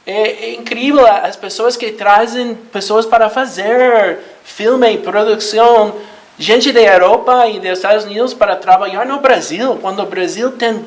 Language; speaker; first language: Portuguese; non-native, learner; Spanish